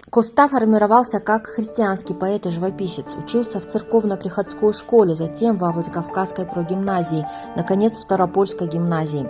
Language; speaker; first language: Russian; native; Russian